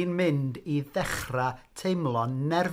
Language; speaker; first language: Welsh; non-native, fluent; English